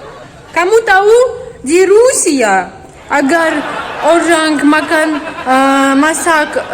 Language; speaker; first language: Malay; non-native, learner; Russian